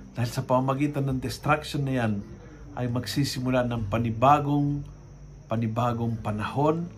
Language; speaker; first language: Filipino; native; Filipino